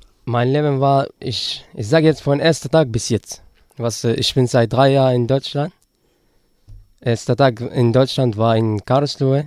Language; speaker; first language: German; non-native, learner; Arabic